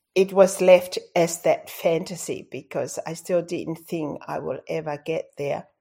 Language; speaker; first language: English; non-native, fluent; Tongan